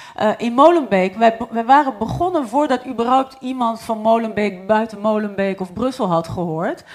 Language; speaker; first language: Dutch; non-native, fluent; Arabic